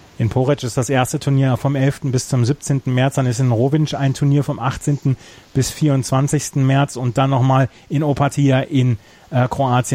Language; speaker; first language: German; native; German